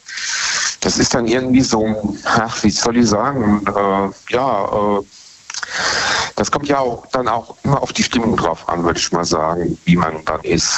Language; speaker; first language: German; native; German